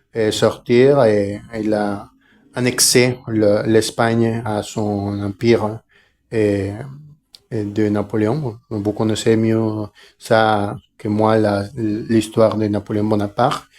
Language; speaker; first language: French; non-native, fluent; Spanish